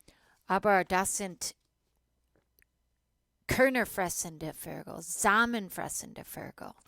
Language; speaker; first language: German; non-native, fluent; English